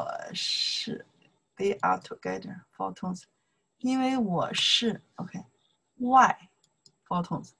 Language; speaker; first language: English; non-native, learner; Chinese